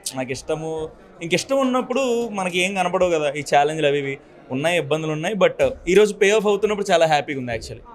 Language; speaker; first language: Telugu; native; Telugu